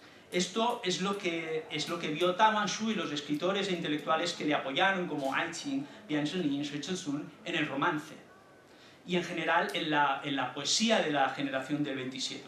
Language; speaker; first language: Spanish; native; Spanish